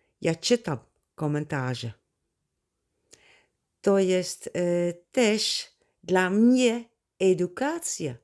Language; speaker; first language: Polish; non-native, learner; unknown